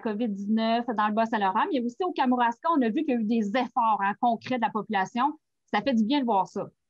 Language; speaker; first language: French; native; French